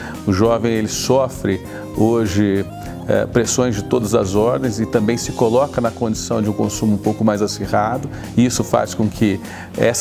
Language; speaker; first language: Portuguese; native; Portuguese